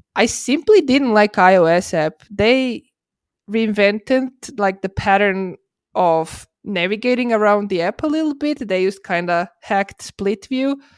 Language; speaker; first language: English; non-native, fluent; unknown